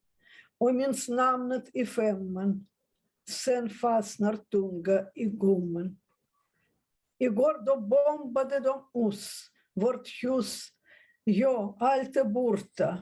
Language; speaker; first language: Swedish; non-native, fluent; Russian